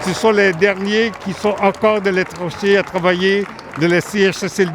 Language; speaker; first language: French; early bilingual, other home language; Haitian Creole